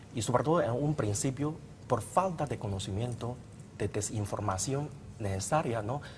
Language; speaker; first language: Spanish; non-native, fluent; Chinese